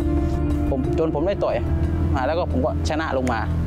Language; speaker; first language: Thai; native; Thai